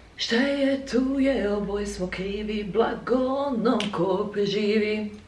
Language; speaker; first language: Serbian; early bilingual, heritage; Serbian